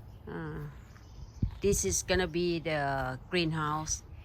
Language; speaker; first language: English; non-native, learner; Thai